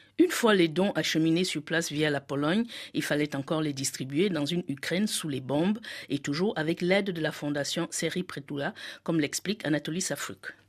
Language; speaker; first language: French; native; French